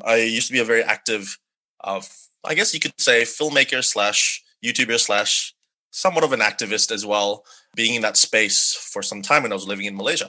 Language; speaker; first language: English; non-native, local second language; Malay